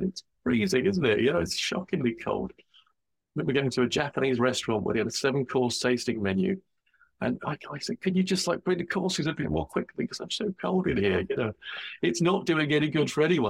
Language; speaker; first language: English; native; English